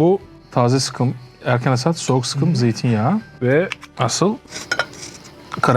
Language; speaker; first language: Turkish; native; Turkish